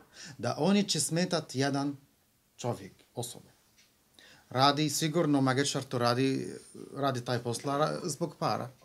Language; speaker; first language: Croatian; non-native, learner; Arabic